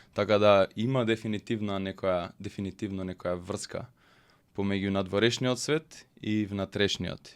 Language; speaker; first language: Macedonian; early bilingual, heritage; Macedonian